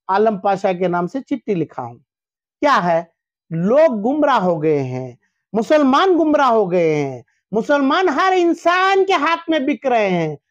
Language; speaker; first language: Hindi; non-native, local second language; Urdu